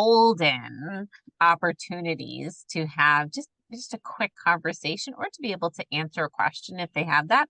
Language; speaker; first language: English; native; English